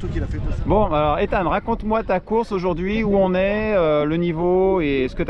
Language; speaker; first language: French; native; French